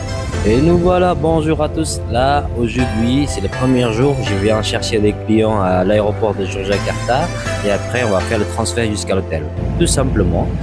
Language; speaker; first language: French; non-native, fluent; Indonesian